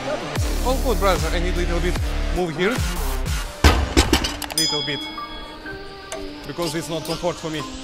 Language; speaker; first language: English; non-native, learner; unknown